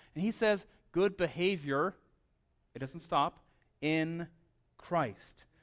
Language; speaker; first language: English; native; English